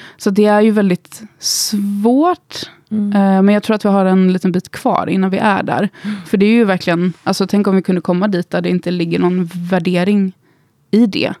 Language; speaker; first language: Swedish; native; Swedish